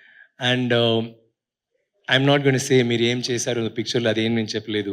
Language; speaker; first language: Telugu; non-native, learner; Tamil